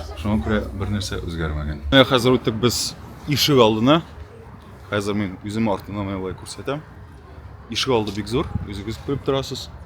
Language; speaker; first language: Tatar; native; Tatar